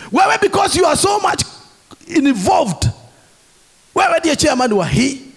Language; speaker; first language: English; non-native, local second language; Swahili